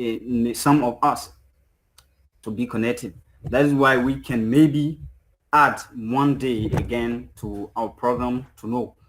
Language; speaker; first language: English; non-native, fluent; French